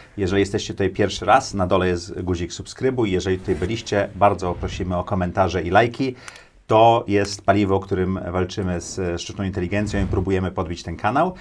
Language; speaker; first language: Polish; native; Polish